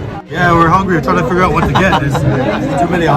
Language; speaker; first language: English; native; English